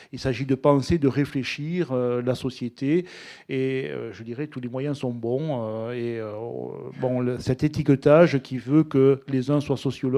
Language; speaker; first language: French; native; French